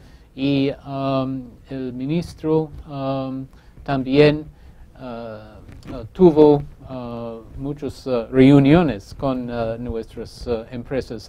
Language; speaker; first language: Spanish; non-native, fluent; English